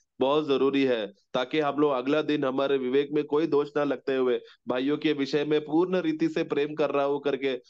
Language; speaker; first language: Hindi; non-native, local second language; Malayalam